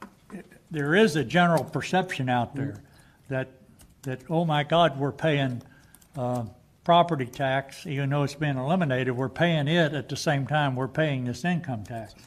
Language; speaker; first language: English; native; English